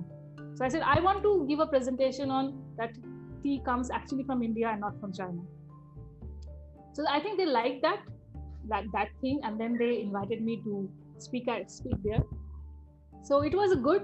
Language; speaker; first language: English; non-native, local second language; Bangla